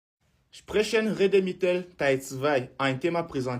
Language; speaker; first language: German; non-native, fluent; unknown